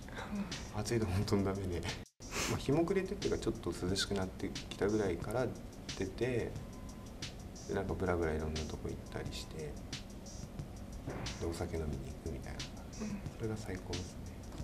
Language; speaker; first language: Japanese; native; Japanese